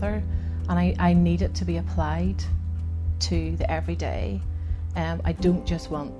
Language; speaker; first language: English; native; English